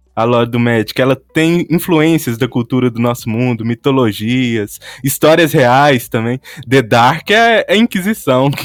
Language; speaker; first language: Portuguese; native; Portuguese